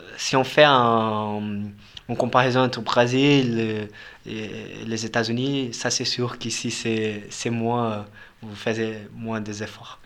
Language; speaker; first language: French; non-native, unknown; Portuguese